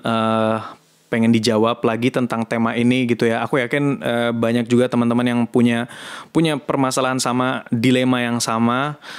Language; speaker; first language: Indonesian; native; Indonesian